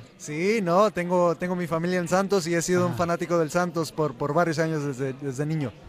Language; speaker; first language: Spanish; early bilingual, heritage; Spanish